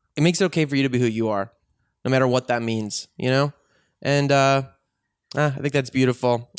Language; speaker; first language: English; native; English